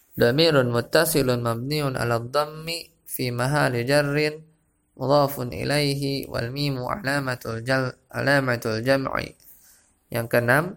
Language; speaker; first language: Arabic; non-native, fluent; Indonesian